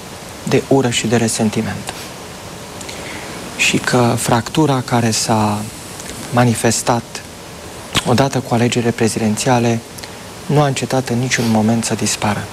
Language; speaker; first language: Romanian; native; Romanian